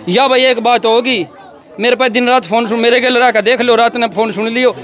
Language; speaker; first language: Hindi; native; Hindi